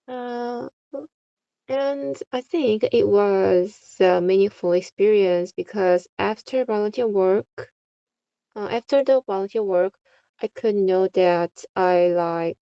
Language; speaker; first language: English; non-native, fluent; Korean